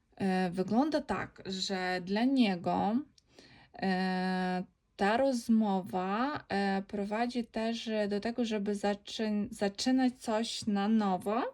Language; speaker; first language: Polish; non-native, learner; Ukrainian